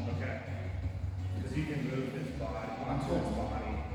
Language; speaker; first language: English; native; English